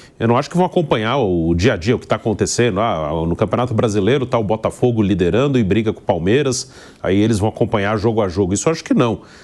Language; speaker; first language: Portuguese; native; Portuguese